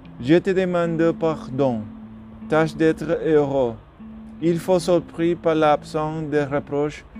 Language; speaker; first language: French; non-native, learner; Spanish